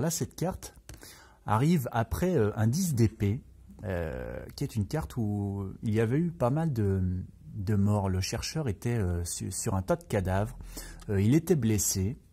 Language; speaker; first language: French; native; French